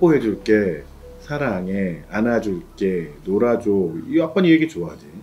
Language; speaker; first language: Korean; native; Korean